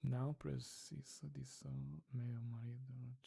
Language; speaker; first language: Portuguese; non-native, learner; Spanish